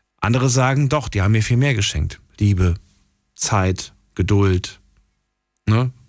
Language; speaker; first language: German; native; German